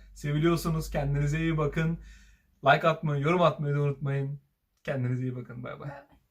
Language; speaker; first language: Turkish; native; Turkish